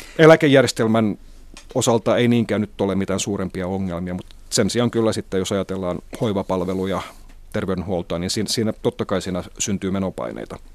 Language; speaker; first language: Finnish; non-native, local second language; Swedish